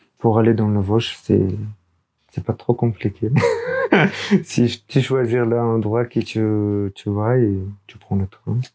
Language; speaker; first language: French; non-native, learner; Urdu